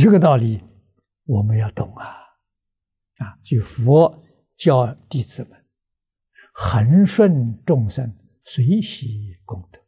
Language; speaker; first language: Chinese; native; Chinese